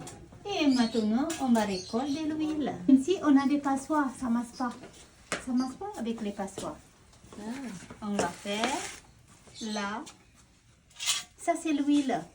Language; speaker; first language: French; non-native, learner; Indonesian